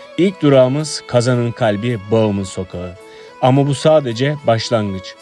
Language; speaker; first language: Turkish; native; Turkish